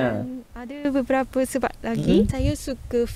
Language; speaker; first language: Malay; non-native, fluent; Japanese